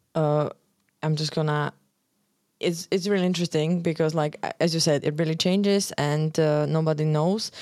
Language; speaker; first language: English; non-native, fluent; Slovak